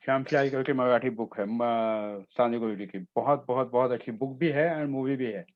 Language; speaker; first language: Hindi; non-native, local second language; Marathi